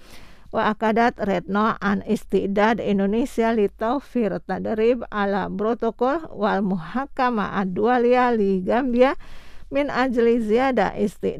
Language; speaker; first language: Arabic; non-native, fluent; Indonesian